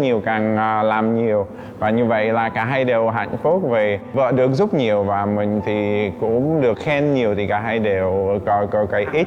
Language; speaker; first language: Vietnamese; non-native, fluent; Czech